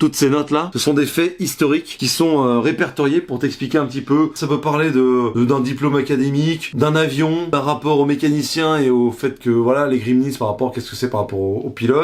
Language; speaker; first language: French; native; French